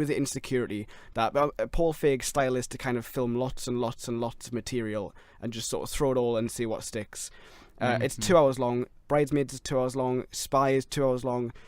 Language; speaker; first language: English; native; English